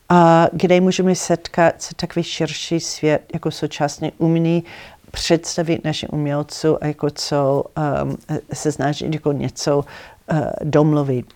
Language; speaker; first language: Czech; non-native, learner; English